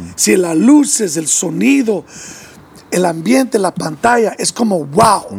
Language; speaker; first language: Spanish; early bilingual, heritage; English